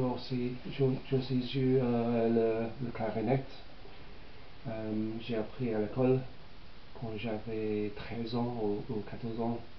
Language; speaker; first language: French; non-native, learner; English